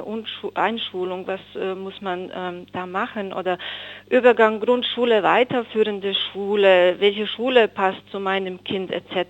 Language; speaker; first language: German; non-native, fluent; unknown